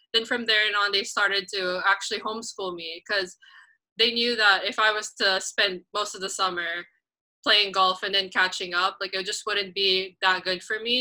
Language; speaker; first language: English; non-native, local second language; Filipino